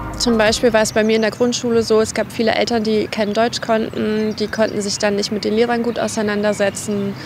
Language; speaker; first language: German; early bilingual, other home language; Turkish